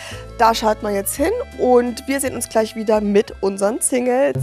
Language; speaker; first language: German; native; German